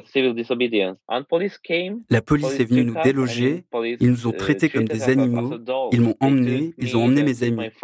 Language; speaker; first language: French; non-native, fluent; Polish